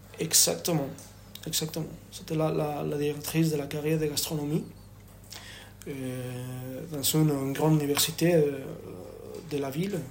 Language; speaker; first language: French; non-native, fluent; Spanish